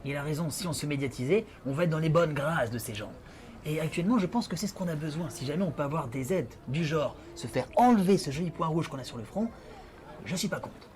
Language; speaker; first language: French; native; French